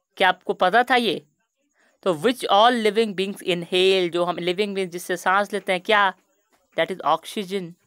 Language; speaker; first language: Hindi; native; Hindi